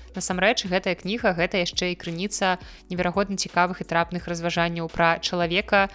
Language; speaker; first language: Belarusian; non-native, local second language; Russian